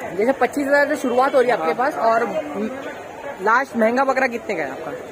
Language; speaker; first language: Hindi; native; Hindi